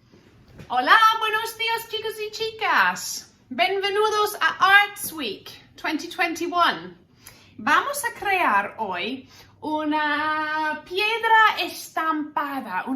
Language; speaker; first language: Spanish; non-native, learner; English